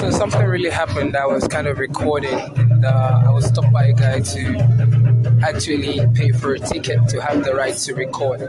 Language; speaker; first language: English; non-native, local second language; Yoruba